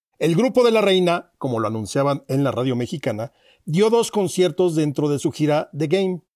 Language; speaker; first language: Spanish; native; Spanish